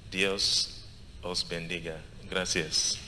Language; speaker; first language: Spanish; non-native, learner; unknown